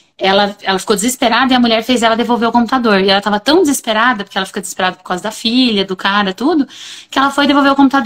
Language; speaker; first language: Portuguese; native; Portuguese